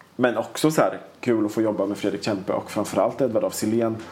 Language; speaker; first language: Swedish; native; Swedish